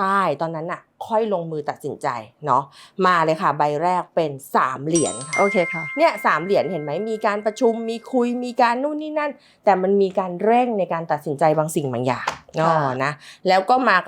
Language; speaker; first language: Thai; native; Thai